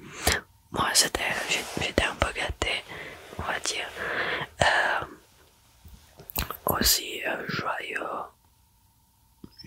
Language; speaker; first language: French; early bilingual, heritage; French